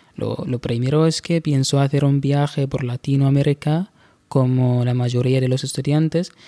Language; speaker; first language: Spanish; non-native, fluent; Arabic